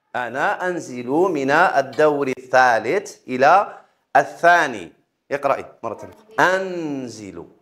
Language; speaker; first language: Arabic; native; Arabic